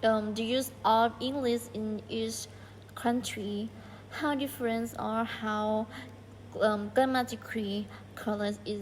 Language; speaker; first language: English; non-native, learner; Thai